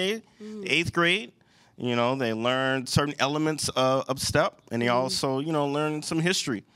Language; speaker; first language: English; native; English